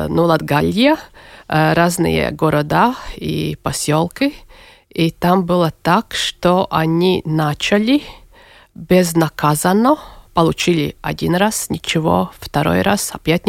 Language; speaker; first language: Russian; non-native, local second language; Latvian